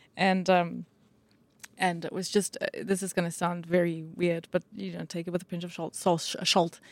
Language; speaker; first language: English; native; English